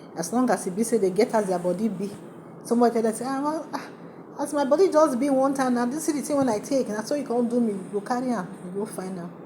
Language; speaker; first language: Nigerian Pidgin; native; Nigerian Pidgin